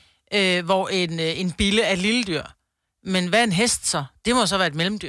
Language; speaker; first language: Danish; native; Danish